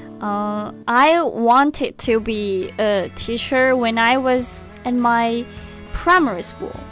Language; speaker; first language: English; non-native, fluent; Chinese